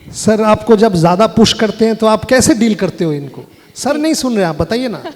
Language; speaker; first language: Hindi; native; Hindi